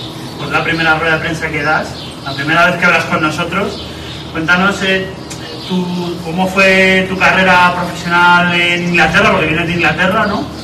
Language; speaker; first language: Spanish; native; Spanish